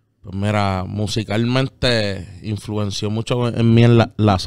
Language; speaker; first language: Spanish; native; Spanish